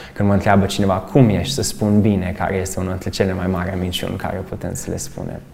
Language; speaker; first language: Romanian; early bilingual, other home language; English